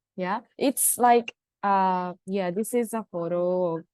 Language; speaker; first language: English; non-native, fluent; Japanese